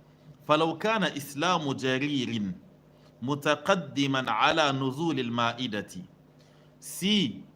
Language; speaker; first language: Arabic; non-native, fluent; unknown